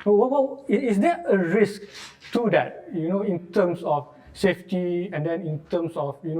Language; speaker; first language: English; non-native, local second language; Malay